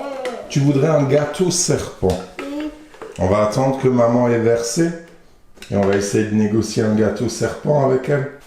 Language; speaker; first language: French; native; French